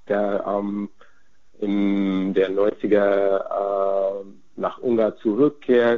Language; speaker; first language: German; non-native, fluent; Hungarian